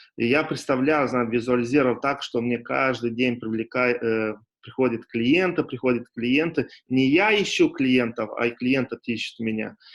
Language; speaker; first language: Russian; non-native, local second language; Romanian